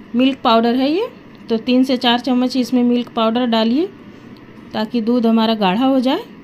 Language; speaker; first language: Hindi; native; Hindi